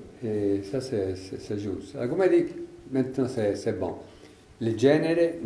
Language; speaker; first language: French; non-native, learner; Italian